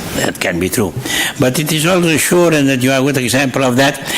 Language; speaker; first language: English; non-native, fluent; Catalan